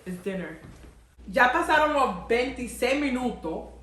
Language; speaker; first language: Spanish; early bilingual, heritage; English